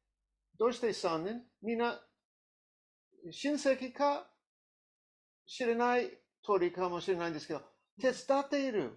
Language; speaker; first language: Japanese; non-native, learner; English